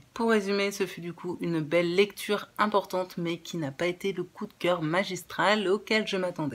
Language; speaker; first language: French; native; French